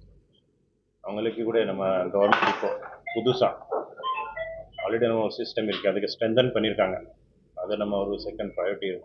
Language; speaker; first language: Tamil; non-native, fluent; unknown